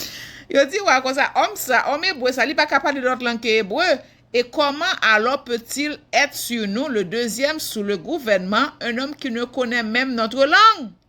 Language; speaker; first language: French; non-native, local second language; Haitian Creole